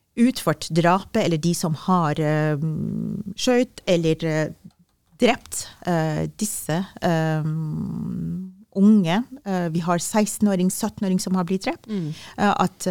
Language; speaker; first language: Norwegian; non-native, fluent; Persian